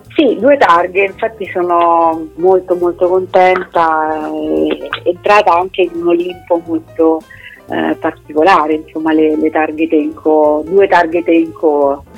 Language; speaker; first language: Italian; native; Italian